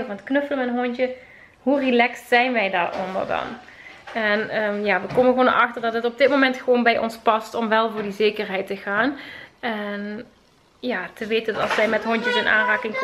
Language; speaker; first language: Dutch; native; Dutch